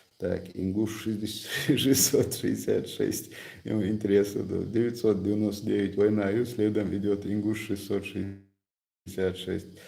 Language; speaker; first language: Russian; non-native, local second language; Chechen